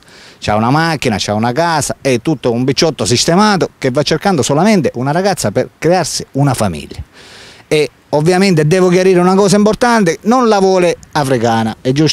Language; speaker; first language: Italian; native; Italian